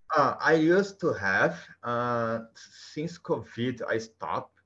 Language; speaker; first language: English; non-native, fluent; Portuguese